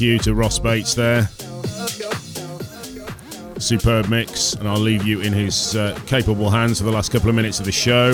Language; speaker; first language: English; native; English